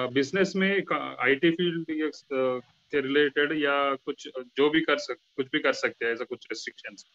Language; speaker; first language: Hindi; non-native, local second language; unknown